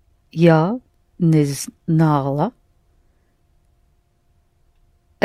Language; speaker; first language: Russian; non-native, learner; English